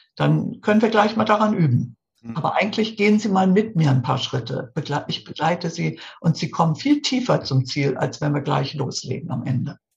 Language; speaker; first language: German; native; German